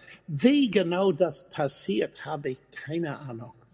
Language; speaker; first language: German; non-native, fluent; English